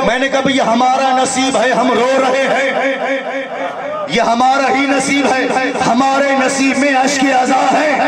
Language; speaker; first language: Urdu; non-native, local second language; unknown